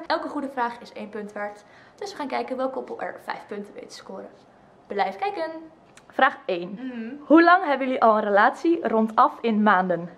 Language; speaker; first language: Dutch; native; Dutch